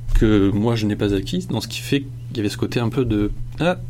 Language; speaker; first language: French; native; French